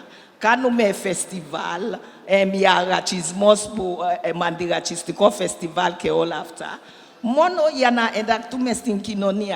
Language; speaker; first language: Greek; non-native, learner; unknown